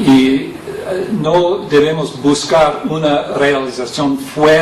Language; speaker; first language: Spanish; non-native, fluent; English